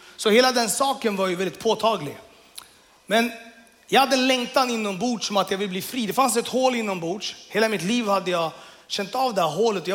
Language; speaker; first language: Swedish; early bilingual, other home language; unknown